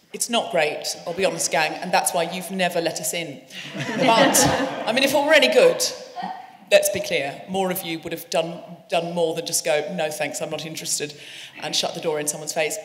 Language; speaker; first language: English; native; English